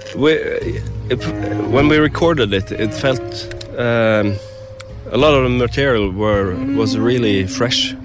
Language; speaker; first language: English; non-native, fluent; Norwegian